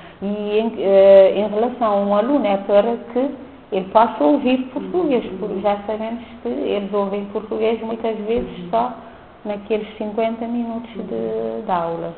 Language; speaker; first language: Portuguese; non-native, local second language; Kabuverdianu